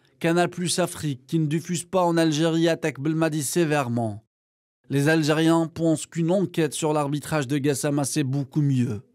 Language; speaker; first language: French; non-native, local second language; Arabic